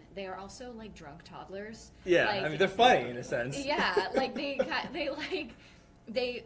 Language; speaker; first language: English; native; English